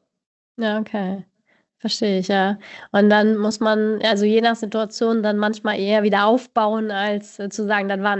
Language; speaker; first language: German; native; German